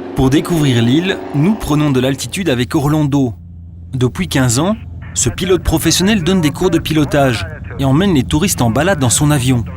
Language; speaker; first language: French; native; French